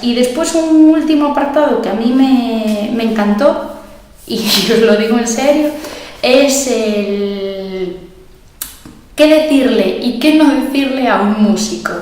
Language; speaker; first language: Spanish; native; Spanish